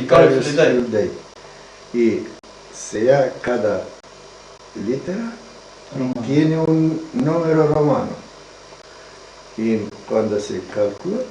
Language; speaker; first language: Spanish; non-native, learner; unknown